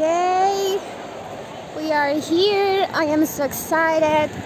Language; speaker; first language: English; non-native, learner; Spanish